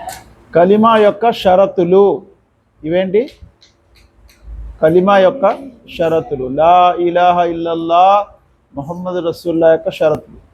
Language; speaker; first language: Telugu; non-native, local second language; Urdu